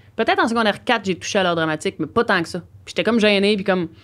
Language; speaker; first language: French; native; French